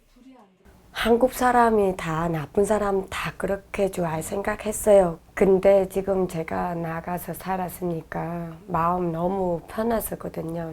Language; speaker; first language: Korean; non-native, learner; Vietnamese